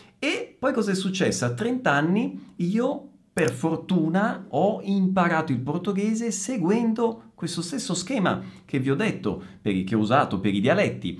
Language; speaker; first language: Italian; native; Italian